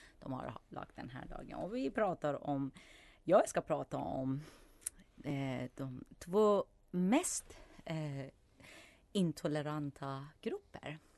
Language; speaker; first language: Swedish; non-native, fluent; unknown